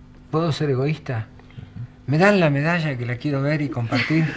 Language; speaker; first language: Spanish; native; Spanish